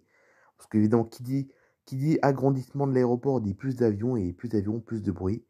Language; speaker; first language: French; native; French